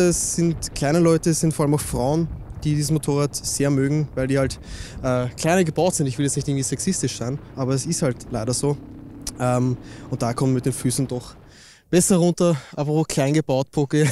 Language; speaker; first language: German; native; German